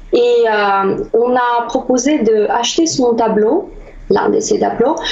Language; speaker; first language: French; non-native, fluent; Russian